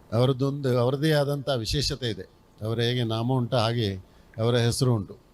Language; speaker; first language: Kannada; non-native, local second language; Tulu